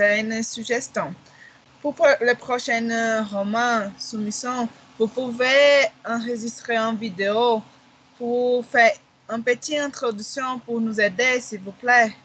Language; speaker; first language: French; non-native, learner; Portuguese